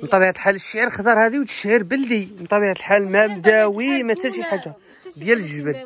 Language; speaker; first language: Arabic; native; Arabic